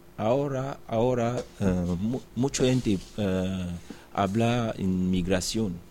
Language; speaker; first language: Spanish; non-native, learner; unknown